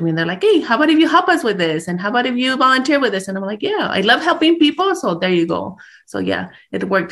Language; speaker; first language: English; early bilingual, other home language; Spanish